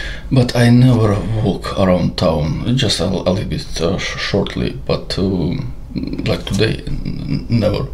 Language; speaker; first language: English; non-native, learner; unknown